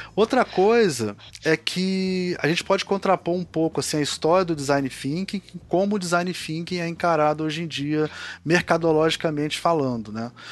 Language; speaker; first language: Portuguese; native; Portuguese